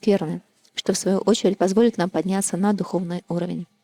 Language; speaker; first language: Russian; native; Russian